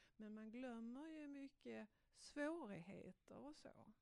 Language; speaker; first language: Swedish; native; Swedish